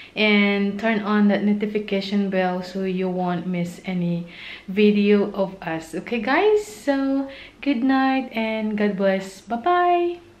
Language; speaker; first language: English; non-native, local second language; Filipino